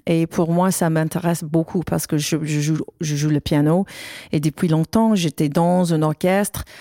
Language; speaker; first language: French; non-native, learner; English